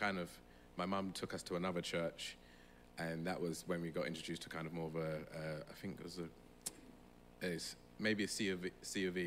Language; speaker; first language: English; native; English